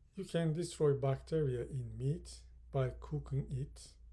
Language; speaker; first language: English; non-native, fluent; Turkish